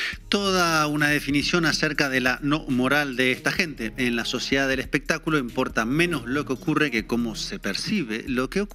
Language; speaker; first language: Spanish; native; Spanish